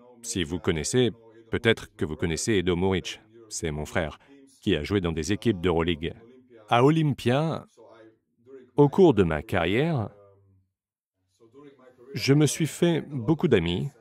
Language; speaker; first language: French; non-native, fluent; Slovenian